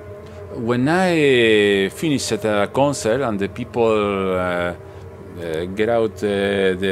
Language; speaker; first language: English; non-native, learner; Spanish